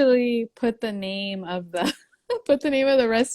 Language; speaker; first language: English; early bilingual, other home language; Spanish